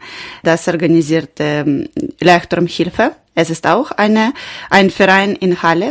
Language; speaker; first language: German; non-native, learner; Ukrainian